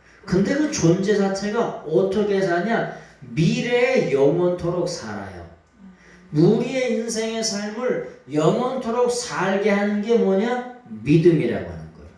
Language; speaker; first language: Korean; native; Korean